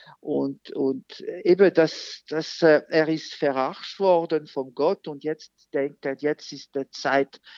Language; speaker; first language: German; non-native, fluent; French